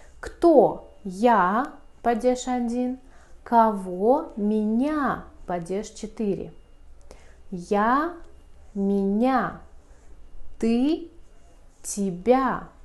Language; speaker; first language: Russian; native; Russian